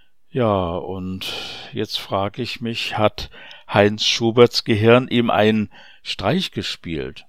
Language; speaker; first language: German; native; German